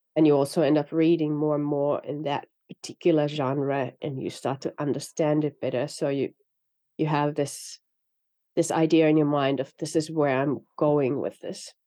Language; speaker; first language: English; non-native, fluent; Finnish